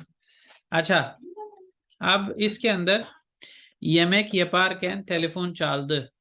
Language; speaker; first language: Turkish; non-native, fluent; Urdu